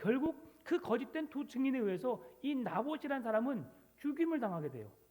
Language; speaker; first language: Korean; native; Korean